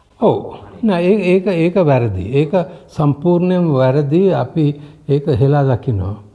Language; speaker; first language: Sinhala; non-native, local second language; Tamil